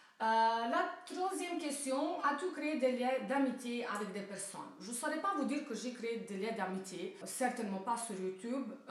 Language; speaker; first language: French; non-native, fluent; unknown